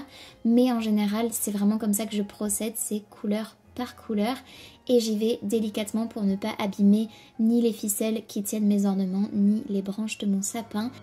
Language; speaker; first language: French; native; French